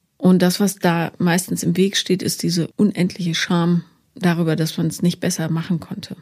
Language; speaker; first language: German; native; German